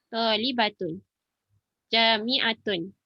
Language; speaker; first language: Arabic; non-native, fluent; Malay